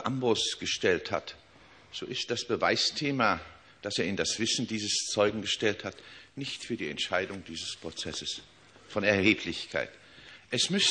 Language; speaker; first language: German; native; German